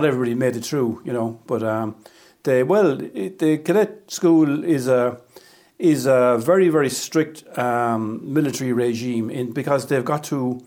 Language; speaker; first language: English; native; English